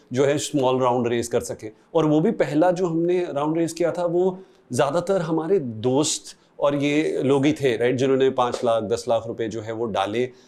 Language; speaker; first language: Hindi; native; Hindi